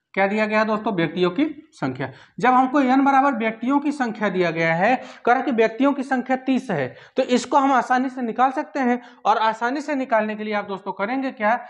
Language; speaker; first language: Hindi; native; Hindi